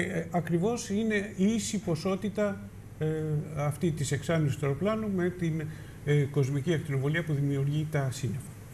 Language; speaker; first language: Greek; native; Greek